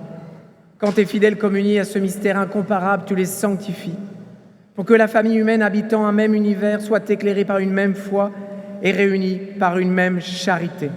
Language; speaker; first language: French; native; French